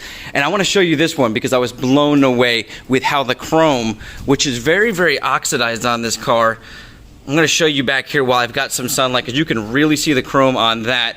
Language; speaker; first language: English; native; English